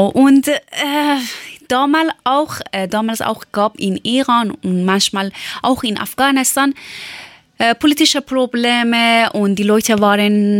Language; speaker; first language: German; non-native, learner; Persian